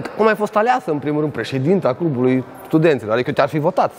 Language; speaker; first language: Romanian; native; Romanian